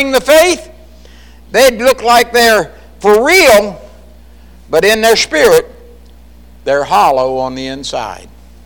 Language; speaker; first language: English; native; English